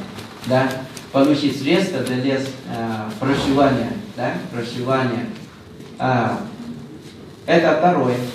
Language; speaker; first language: Russian; non-native, fluent; Thai